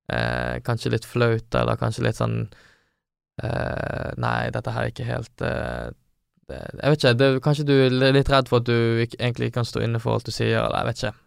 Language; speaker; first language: Norwegian; native; Norwegian